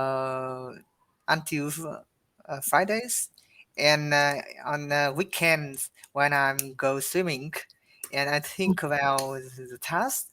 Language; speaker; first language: English; non-native, learner; Vietnamese